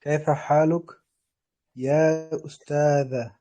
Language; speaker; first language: Arabic; non-native, learner; Uzbek